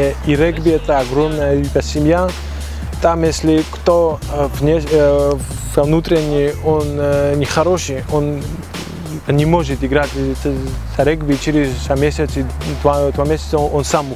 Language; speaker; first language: Russian; non-native, fluent; Georgian